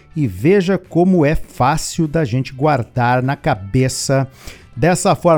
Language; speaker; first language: Portuguese; native; Portuguese